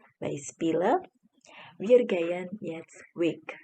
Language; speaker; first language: German; non-native, fluent; Indonesian